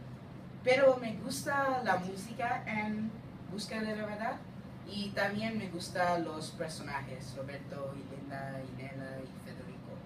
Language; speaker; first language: Spanish; non-native, learner; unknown